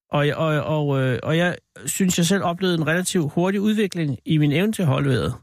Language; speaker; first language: Danish; native; Danish